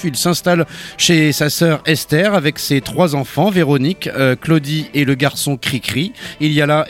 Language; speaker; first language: French; native; French